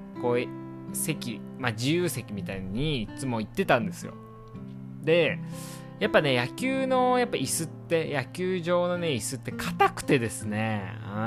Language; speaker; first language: Japanese; native; Japanese